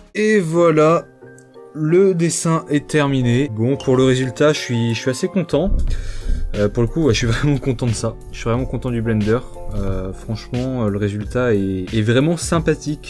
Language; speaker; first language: French; native; French